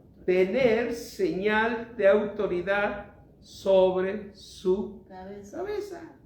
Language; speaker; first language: Spanish; native; Spanish